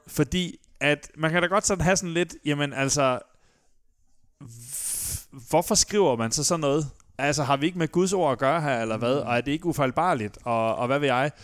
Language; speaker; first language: Danish; native; Danish